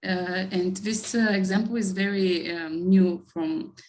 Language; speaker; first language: English; non-native, learner; Bulgarian